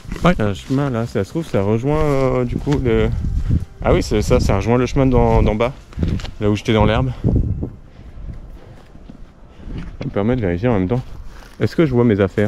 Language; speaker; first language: French; native; French